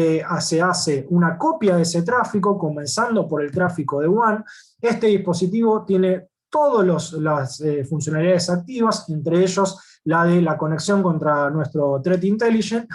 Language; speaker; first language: Spanish; native; Spanish